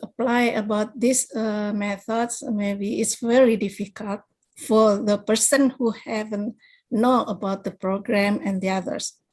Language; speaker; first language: English; non-native, learner; Indonesian